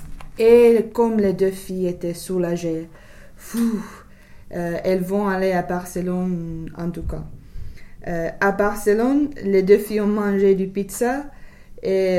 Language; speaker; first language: French; non-native, fluent; English